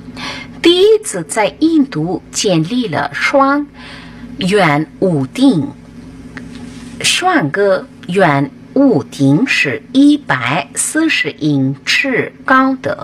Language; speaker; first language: Chinese; non-native, fluent; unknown